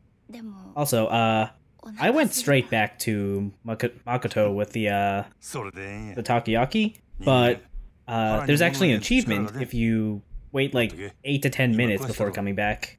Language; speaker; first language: English; native; English